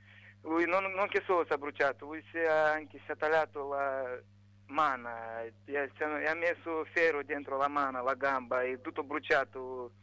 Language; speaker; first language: Italian; non-native, learner; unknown